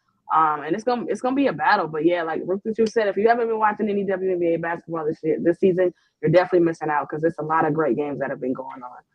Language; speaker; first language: English; native; English